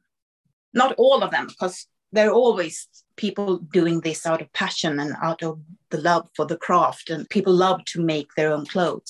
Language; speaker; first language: English; non-native, fluent; Swedish